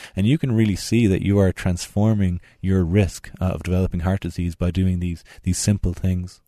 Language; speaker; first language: English; native; English